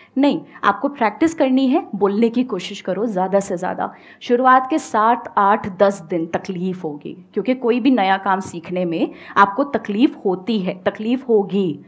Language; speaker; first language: Hindi; native; Hindi